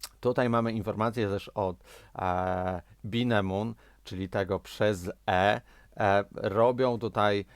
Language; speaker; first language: Polish; native; Polish